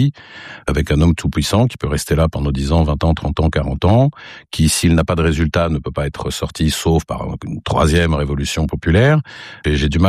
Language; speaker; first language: French; non-native, local second language; Arabic